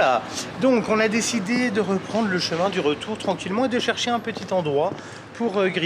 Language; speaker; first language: French; native; French